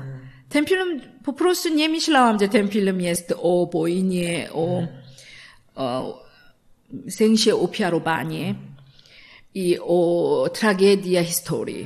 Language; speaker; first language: Polish; non-native, learner; Korean